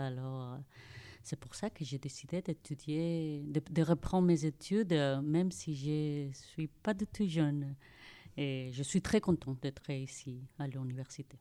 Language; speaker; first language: French; non-native, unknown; Spanish